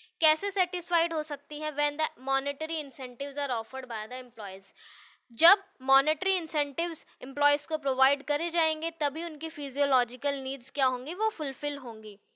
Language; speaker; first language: Hindi; native; Hindi